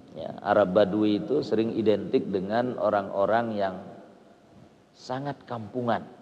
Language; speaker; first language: Indonesian; non-native, local second language; Sasak